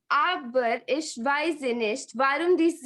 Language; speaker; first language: German; non-native, learner; Hindi